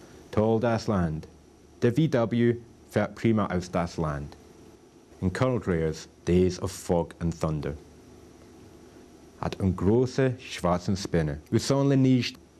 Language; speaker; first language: German; non-native, learner; English